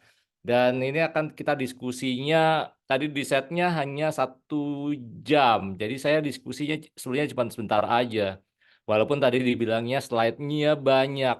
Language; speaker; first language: Indonesian; native; Indonesian